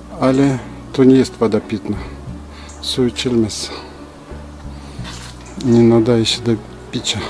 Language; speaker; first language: Polish; non-native, fluent; Turkish